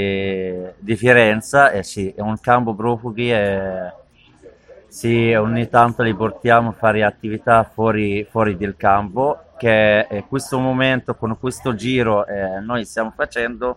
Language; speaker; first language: Italian; non-native, learner; Arabic